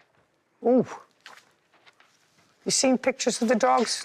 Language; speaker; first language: English; native; English